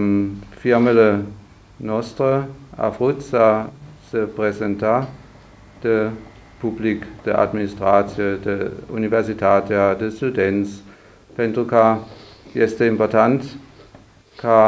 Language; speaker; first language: Romanian; non-native, learner; German